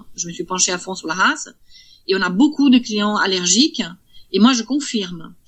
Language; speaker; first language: French; non-native, fluent; Portuguese